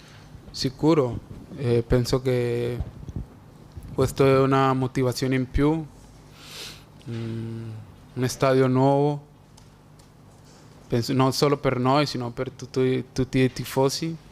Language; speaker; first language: Italian; non-native, fluent; Spanish